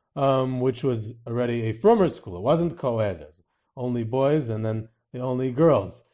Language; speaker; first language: English; native; English